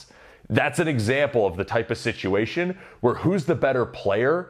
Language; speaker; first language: English; native; English